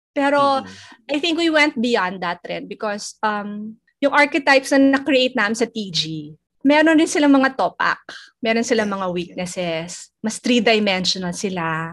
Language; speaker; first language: Filipino; native; Filipino